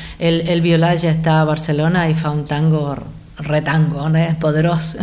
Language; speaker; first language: Catalan; non-native, learner; Spanish